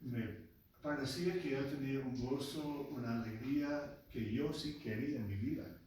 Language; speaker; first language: Spanish; non-native, local second language; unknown